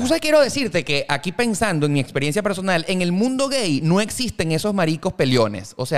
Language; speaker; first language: Spanish; native; Spanish